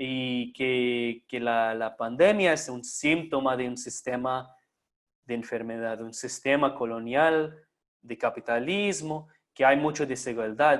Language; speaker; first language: Spanish; non-native, fluent; English